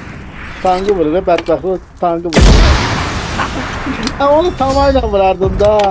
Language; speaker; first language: Turkish; native; Turkish